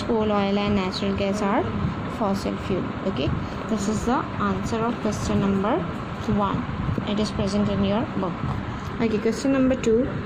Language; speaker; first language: English; non-native, local second language; Urdu